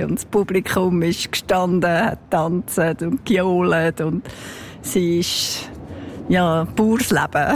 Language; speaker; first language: German; native; German